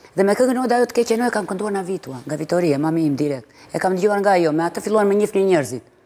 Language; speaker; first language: Albanian; early bilingual, heritage; Albanian